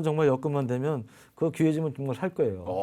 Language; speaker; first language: Korean; native; Korean